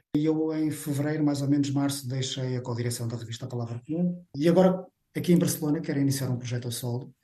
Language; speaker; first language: Portuguese; native; Portuguese